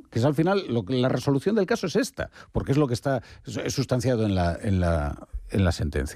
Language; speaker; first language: Spanish; native; Spanish